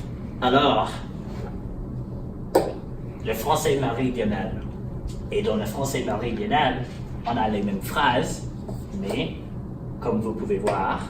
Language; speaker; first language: French; non-native, learner; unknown